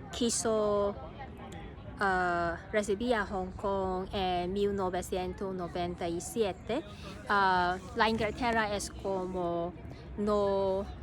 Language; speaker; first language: Spanish; non-native, learner; Cantonese